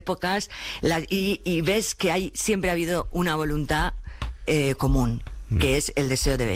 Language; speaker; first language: Spanish; native; Spanish